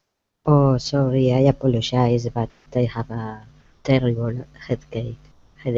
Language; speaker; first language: English; non-native, learner; Spanish